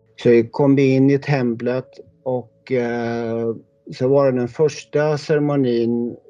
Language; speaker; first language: Swedish; native; Swedish